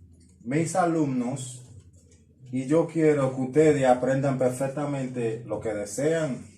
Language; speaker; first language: Spanish; non-native, fluent; Haitian Creole